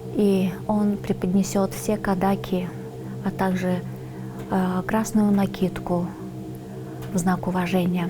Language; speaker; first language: Russian; non-native, local second language; Tuvinian